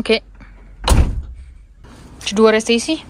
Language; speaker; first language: French; non-native, learner; Indonesian